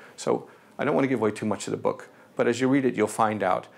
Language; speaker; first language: English; native; English